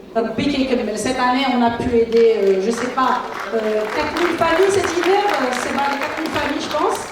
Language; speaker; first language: French; non-native, local second language; Arabic